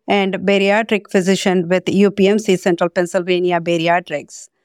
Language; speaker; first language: English; non-native, local second language; Tamil